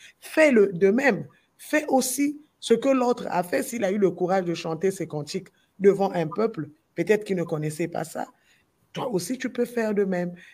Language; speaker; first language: French; non-native, local second language; Lingala